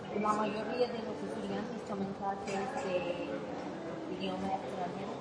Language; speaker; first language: Spanish; non-native, learner; English